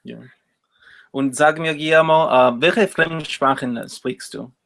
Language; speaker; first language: German; non-native, learner; Spanish